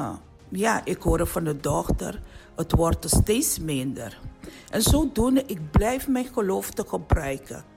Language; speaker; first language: Dutch; non-native, learner; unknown